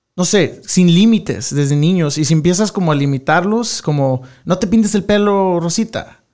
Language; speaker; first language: Spanish; early bilingual, heritage; Spanish